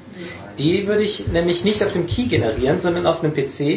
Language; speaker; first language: German; native; German